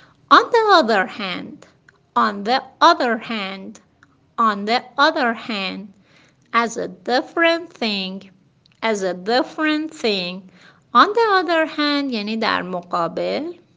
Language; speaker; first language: English; non-native, fluent; Persian